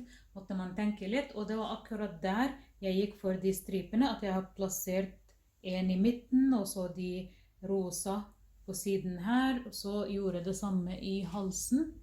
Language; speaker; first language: Norwegian; non-native, fluent; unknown